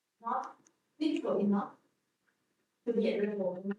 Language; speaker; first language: English; non-native, learner; Vietnamese